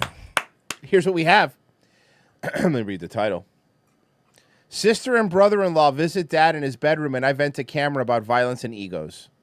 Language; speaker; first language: English; native; English